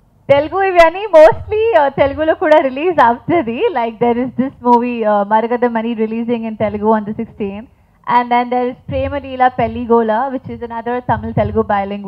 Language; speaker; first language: Telugu; non-native, fluent; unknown